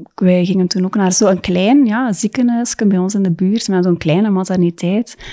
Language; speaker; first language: Dutch; native; Dutch